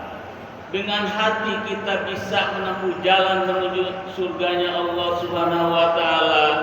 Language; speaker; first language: Indonesian; native; Indonesian